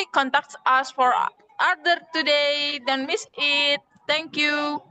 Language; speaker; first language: English; non-native, learner; Indonesian